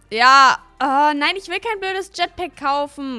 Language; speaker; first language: German; native; German